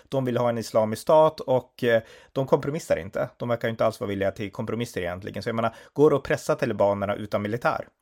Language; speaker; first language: Swedish; native; Swedish